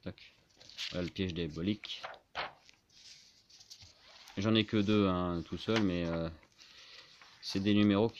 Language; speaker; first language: French; native; French